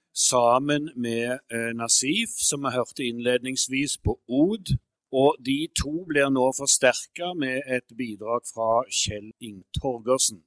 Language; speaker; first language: Norwegian; native; Norwegian